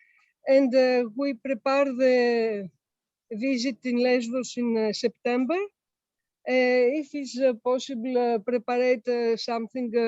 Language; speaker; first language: English; non-native, learner; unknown